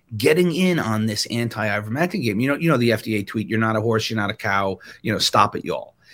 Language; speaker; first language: English; native; English